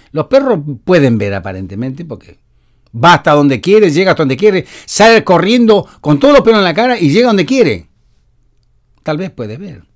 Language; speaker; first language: Spanish; native; Spanish